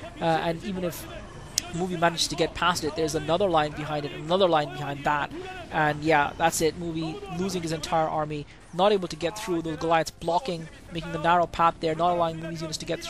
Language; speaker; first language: English; native; English